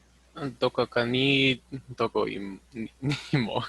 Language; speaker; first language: Japanese; non-native, learner; English